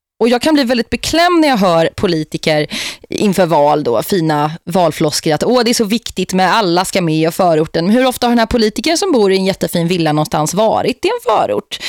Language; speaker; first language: Swedish; native; Swedish